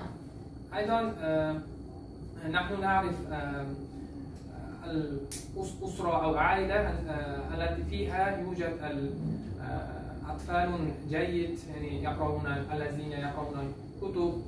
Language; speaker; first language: Arabic; non-native, learner; Uzbek